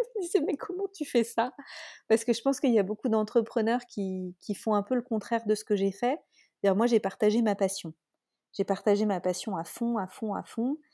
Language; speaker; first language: French; native; French